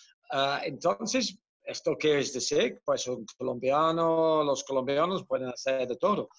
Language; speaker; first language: Spanish; non-native, fluent; Dutch